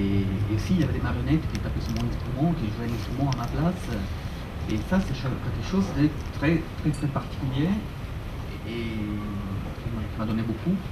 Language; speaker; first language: French; non-native, fluent; Italian